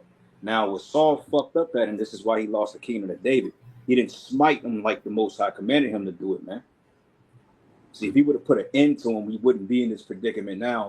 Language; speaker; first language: English; native; English